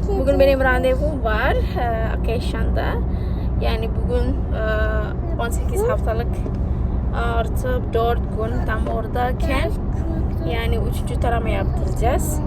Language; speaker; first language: Turkish; non-native, fluent; Indonesian